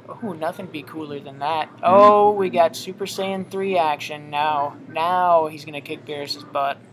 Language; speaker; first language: English; native; English